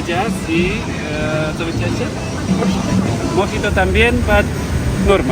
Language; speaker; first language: Spanish; non-native, learner; Polish